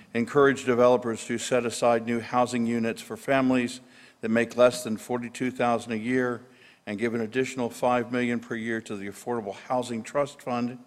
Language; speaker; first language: English; native; English